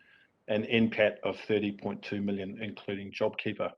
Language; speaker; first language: English; native; English